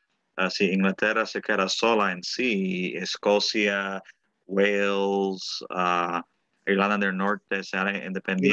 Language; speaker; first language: Spanish; early bilingual, heritage; Spanish